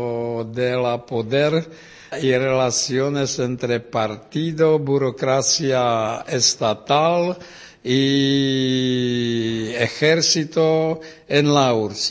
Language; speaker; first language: Spanish; non-native, learner; Czech